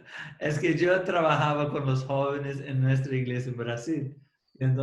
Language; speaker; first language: Spanish; non-native, fluent; Portuguese